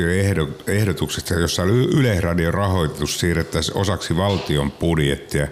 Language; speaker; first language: Finnish; native; Finnish